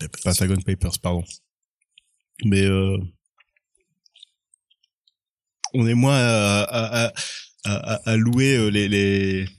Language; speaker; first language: French; native; French